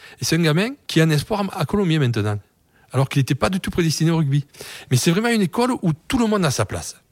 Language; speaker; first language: French; native; French